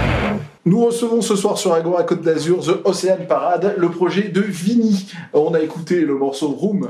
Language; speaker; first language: French; native; French